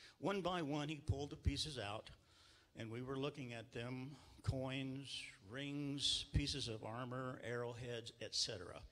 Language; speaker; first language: English; native; English